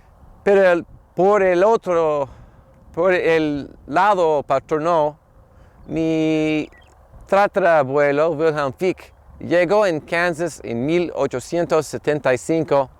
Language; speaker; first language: Spanish; non-native, learner; English